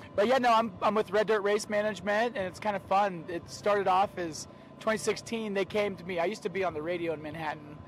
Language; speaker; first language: English; native; English